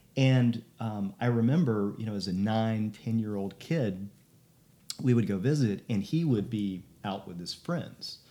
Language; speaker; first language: English; native; English